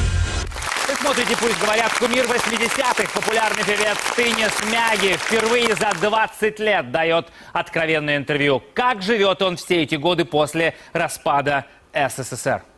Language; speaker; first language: Russian; native; Russian